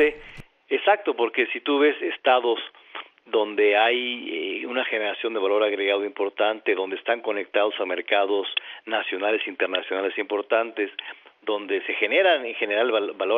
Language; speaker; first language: Spanish; native; Spanish